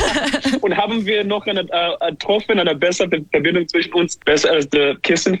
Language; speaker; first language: German; non-native, learner; English